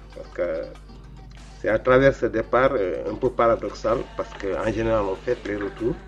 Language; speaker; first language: French; non-native, local second language; Wolof